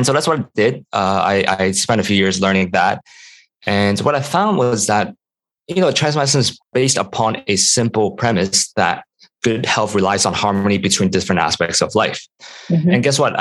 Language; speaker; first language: English; non-native, local second language; Cantonese